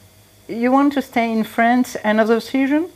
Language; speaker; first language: English; non-native, learner; French